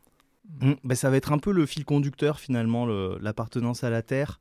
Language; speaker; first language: French; native; French